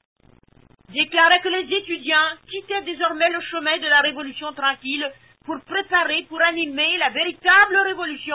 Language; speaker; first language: French; native; French